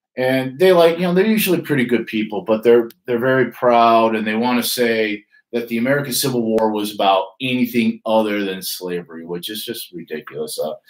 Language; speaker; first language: English; native; English